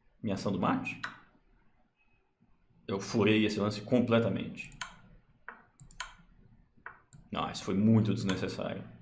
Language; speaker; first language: Portuguese; native; Portuguese